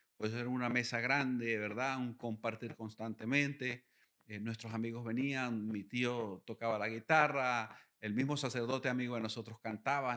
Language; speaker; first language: Spanish; native; Spanish